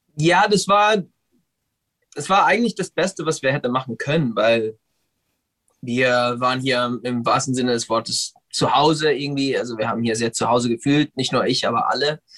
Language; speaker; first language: German; non-native, fluent; English